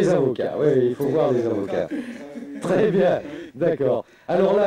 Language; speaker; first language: French; native; French